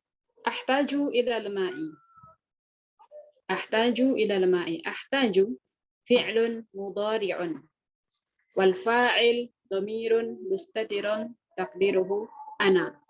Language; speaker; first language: Arabic; non-native, fluent; Indonesian